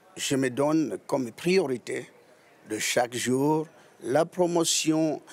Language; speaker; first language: French; non-native, local second language; Lingala